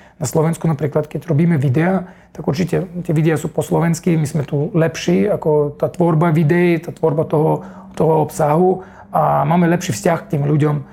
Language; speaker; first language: Slovak; non-native, fluent; Russian